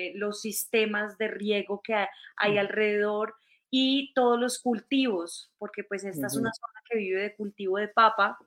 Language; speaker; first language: Spanish; native; Spanish